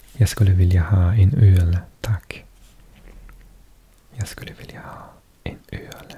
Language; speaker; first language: Swedish; non-native, learner; English